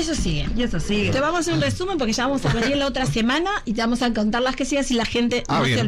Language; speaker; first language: Spanish; native; Spanish